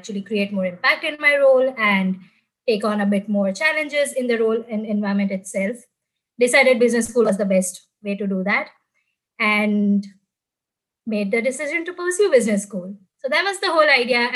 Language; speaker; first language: English; non-native, local second language; Gujarati